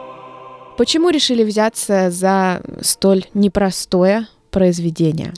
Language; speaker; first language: Russian; native; Russian